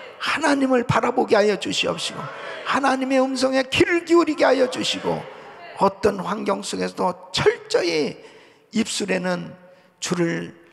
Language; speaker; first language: Korean; native; Korean